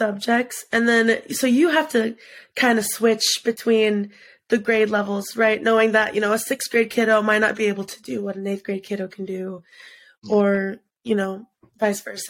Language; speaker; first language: English; native; English